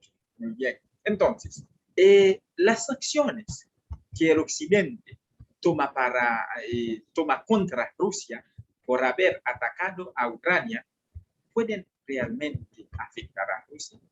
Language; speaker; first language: Spanish; non-native, fluent; French